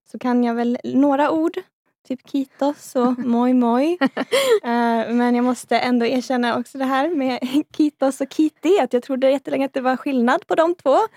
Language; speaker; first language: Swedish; native; Swedish